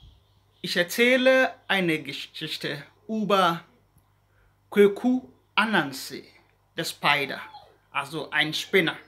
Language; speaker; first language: German; non-native, learner; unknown